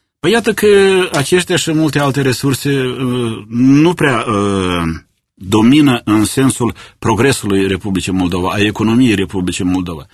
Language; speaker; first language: Romanian; native; Romanian